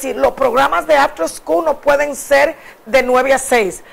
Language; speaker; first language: Spanish; native; Spanish